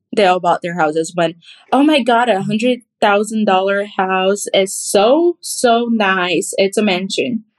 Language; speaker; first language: English; non-native, fluent; Portuguese